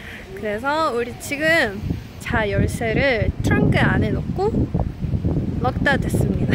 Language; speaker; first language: Korean; non-native, fluent; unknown